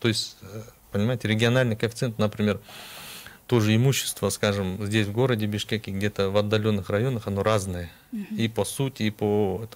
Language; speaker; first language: Russian; non-native, local second language; Kyrgyz